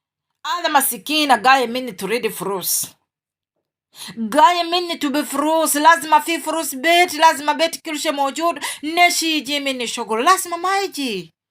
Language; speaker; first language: Arabic; non-native, learner; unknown